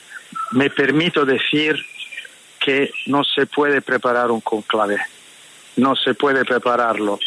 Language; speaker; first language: Spanish; non-native, fluent; Italian